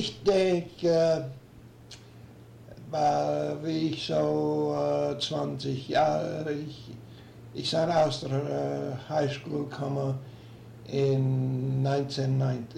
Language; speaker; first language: German; early bilingual, heritage; German